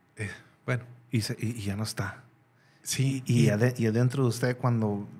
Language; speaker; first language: Spanish; native; Spanish